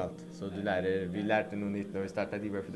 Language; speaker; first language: Norwegian; early bilingual, other home language; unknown